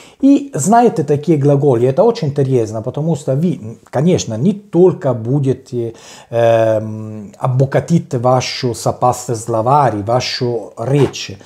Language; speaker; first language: Russian; non-native, learner; Italian